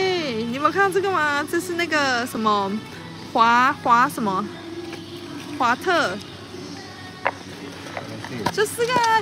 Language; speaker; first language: English; non-native, learner; Chinese